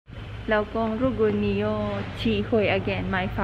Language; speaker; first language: Chinese; non-native, learner; Filipino